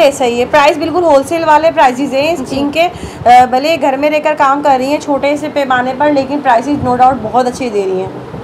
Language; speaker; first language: Urdu; native; Urdu